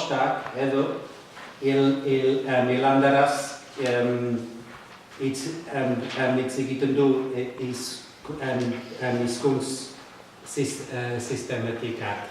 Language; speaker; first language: Basque; non-native, learner; English